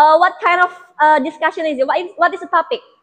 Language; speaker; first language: English; non-native, fluent; Indonesian